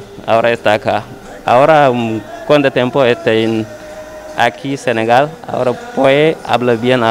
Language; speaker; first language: Spanish; non-native, learner; Wolof